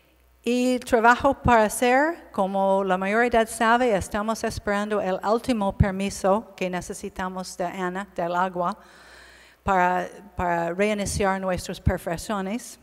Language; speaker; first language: Spanish; non-native, learner; English